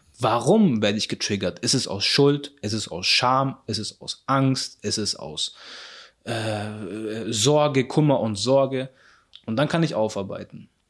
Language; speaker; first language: German; early bilingual, other home language; Arabic